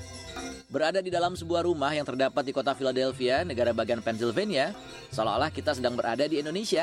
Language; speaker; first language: Indonesian; native; Indonesian